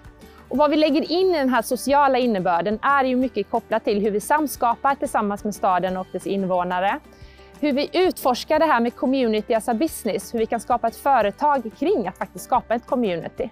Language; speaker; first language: Swedish; native; Swedish